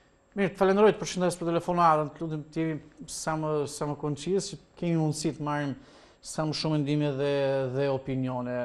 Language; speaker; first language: Albanian; native; Albanian